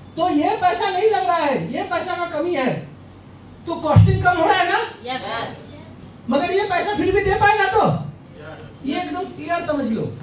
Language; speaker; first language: Hindi; non-native, local second language; Bangla